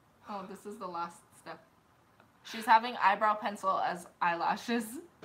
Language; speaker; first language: English; early bilingual, other home language; Korean